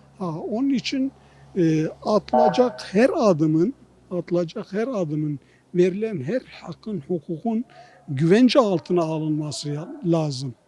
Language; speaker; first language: Turkish; non-native, local second language; Kurdish